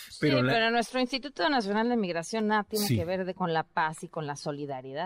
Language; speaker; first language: Spanish; native; Spanish